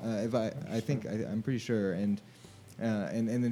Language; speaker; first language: English; native; English